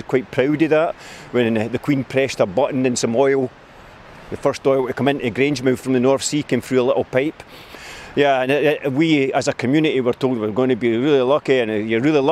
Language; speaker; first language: English; native; English